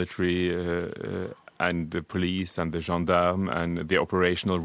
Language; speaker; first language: English; non-native, fluent; Norwegian